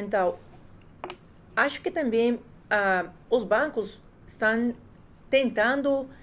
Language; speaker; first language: Portuguese; non-native, fluent; Spanish